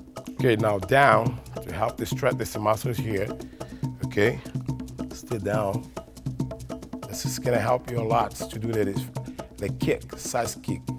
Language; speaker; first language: English; non-native, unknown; Portuguese